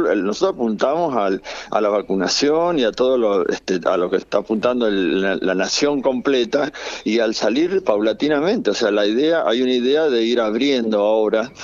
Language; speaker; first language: Spanish; native; Spanish